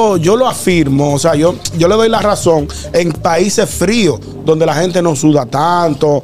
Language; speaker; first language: Spanish; native; Spanish